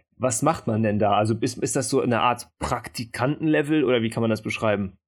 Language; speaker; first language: German; native; German